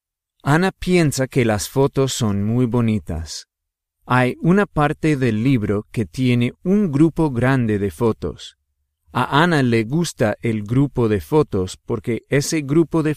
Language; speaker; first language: Spanish; non-native, fluent; English